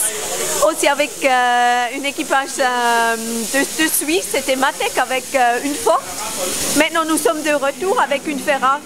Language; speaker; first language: French; non-native, local second language; German